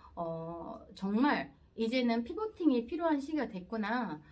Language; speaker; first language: Korean; native; Korean